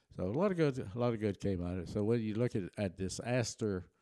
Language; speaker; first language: English; early bilingual, other home language; German